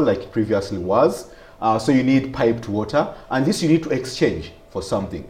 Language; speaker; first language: English; non-native, local second language; Ganda